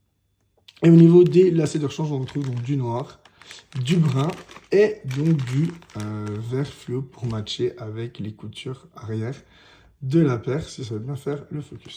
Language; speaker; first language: French; native; French